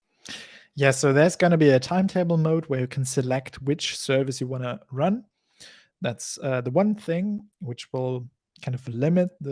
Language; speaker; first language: English; non-native, fluent; German